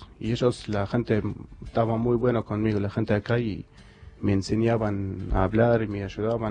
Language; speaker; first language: Spanish; non-native, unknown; Arabic